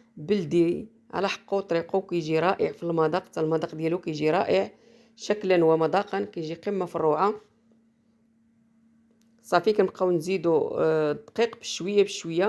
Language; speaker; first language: Arabic; native; Arabic